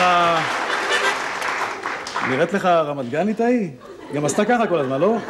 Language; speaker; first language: Hebrew; native; Hebrew